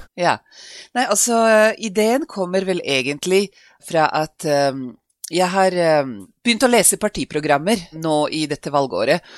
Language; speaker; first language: Norwegian; non-native, fluent; Serbian